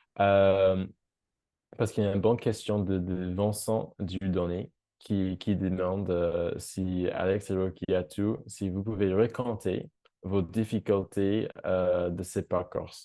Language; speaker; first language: French; non-native, fluent; English